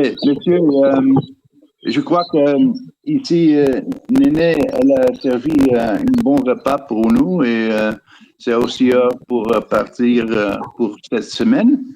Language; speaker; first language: French; non-native, fluent; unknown